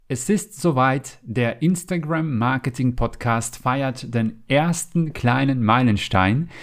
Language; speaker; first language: German; non-native, fluent; Macedonian